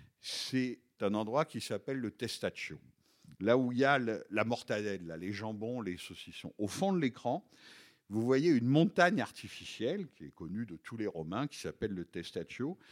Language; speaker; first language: French; native; French